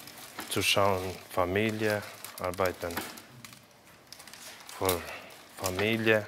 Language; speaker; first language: German; non-native, learner; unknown